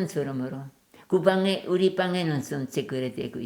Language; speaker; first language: Korean; non-native, learner; German